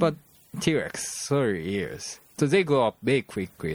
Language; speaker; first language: English; non-native, fluent; Japanese